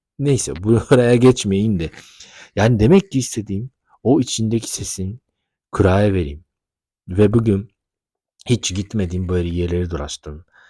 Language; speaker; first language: Turkish; non-native, fluent; Japanese